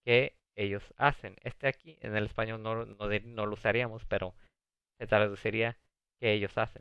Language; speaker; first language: Spanish; early bilingual, other home language; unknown